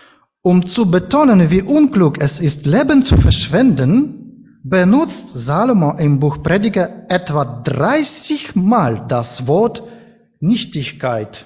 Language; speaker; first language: German; non-native, learner; Ukrainian